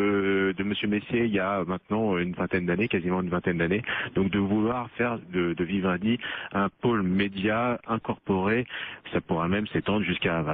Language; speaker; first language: French; native; French